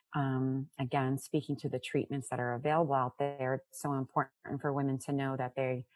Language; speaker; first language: English; native; English